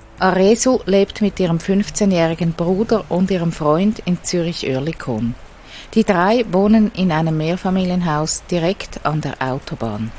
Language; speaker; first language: German; native; German